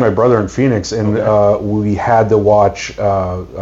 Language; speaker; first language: English; native; English